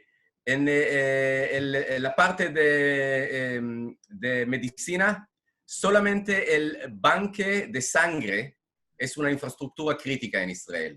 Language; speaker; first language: Spanish; non-native, fluent; Hebrew